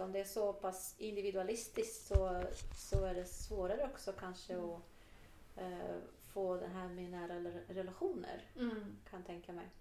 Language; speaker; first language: Swedish; non-native, fluent; Portuguese